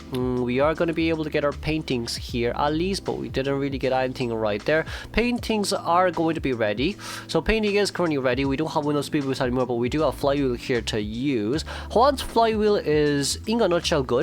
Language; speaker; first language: English; non-native, fluent; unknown